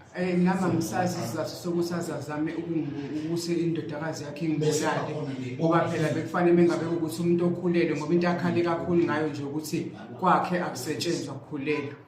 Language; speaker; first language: Zulu; native; Zulu